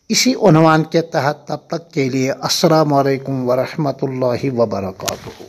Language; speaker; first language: Urdu; non-native, local second language; Kashmiri